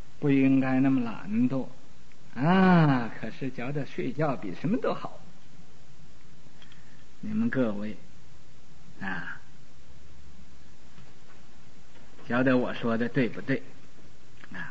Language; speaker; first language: Chinese; native; Chinese